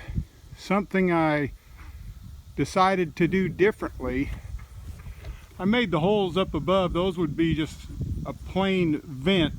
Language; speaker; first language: English; native; English